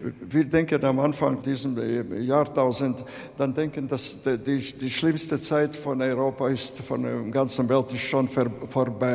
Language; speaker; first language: German; non-native, fluent; Latvian